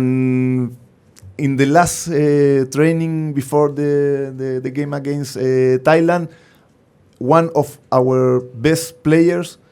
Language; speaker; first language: English; non-native, learner; Spanish